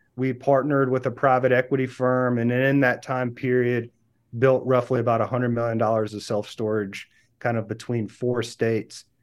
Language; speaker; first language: English; native; English